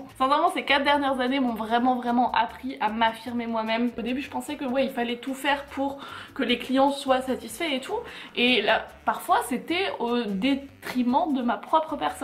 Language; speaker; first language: French; native; French